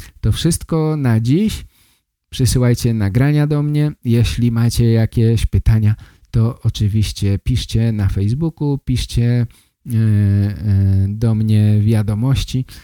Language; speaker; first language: Polish; native; Polish